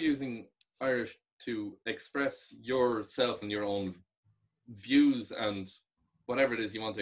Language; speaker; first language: English; non-native, local second language; Irish